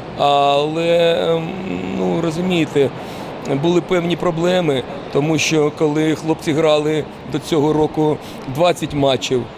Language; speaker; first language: Ukrainian; non-native, local second language; Russian